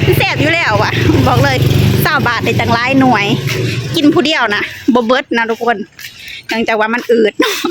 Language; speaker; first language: Thai; native; Thai